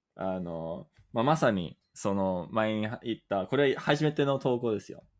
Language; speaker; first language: Japanese; non-native, learner; English